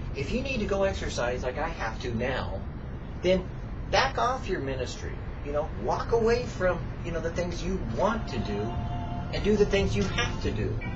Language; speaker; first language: English; native; English